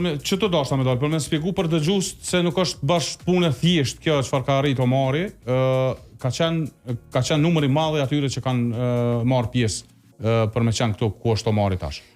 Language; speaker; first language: Albanian; native; Albanian